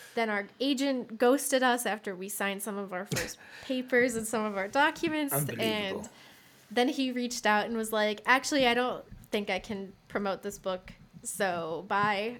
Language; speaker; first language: English; native; English